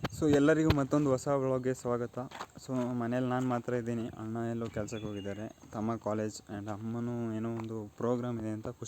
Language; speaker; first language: Kannada; native; Kannada